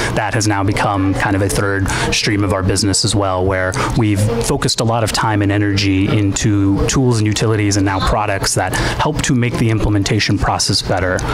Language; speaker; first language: English; native; English